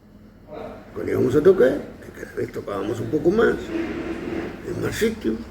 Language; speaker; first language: Spanish; native; Spanish